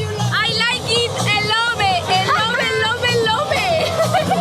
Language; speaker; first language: English; non-native, learner; French